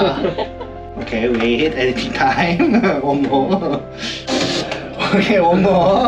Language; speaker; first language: English; non-native, learner; Korean